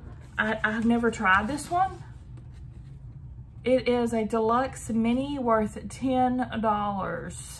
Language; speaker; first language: English; native; English